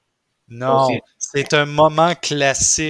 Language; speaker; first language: French; native; French